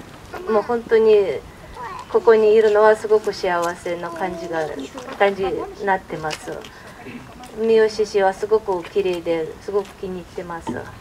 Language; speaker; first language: Japanese; non-native, fluent; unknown